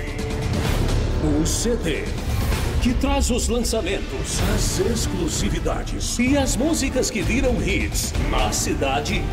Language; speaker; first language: Portuguese; native; Portuguese